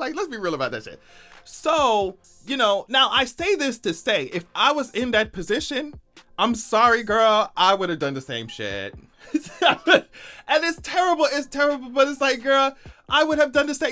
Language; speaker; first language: English; native; English